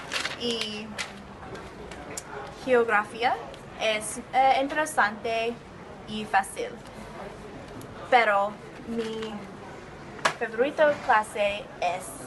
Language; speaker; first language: Spanish; non-native, learner; English